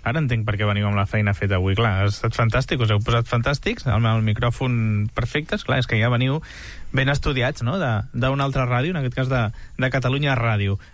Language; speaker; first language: Catalan; native; Catalan